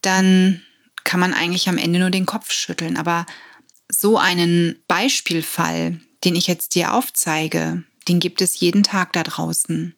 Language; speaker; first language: German; native; German